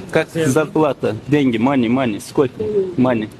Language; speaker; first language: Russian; non-native, learner; Uzbek